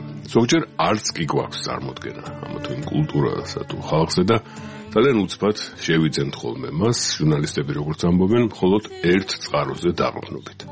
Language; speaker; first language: Georgian; native; Georgian